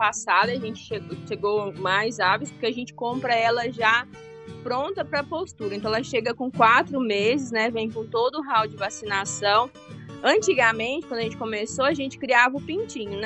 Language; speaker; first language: Portuguese; native; Portuguese